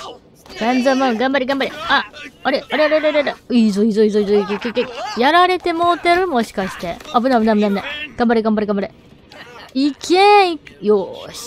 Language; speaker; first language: Japanese; native; Japanese